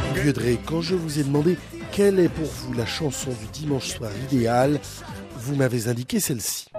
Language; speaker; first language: French; native; French